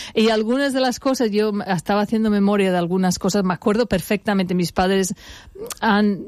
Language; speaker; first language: Spanish; non-native, fluent; English